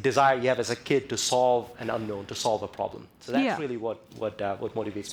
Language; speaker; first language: English; non-native, local second language; Tamil